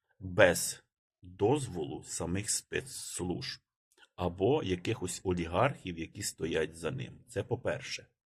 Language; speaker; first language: Ukrainian; native; Ukrainian